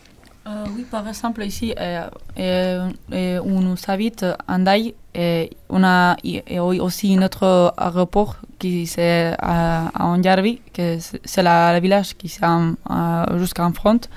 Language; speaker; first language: French; non-native, learner; Basque